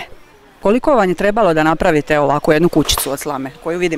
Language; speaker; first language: Croatian; native; Croatian